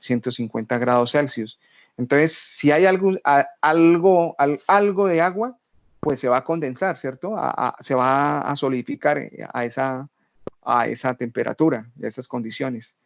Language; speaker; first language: Spanish; native; Spanish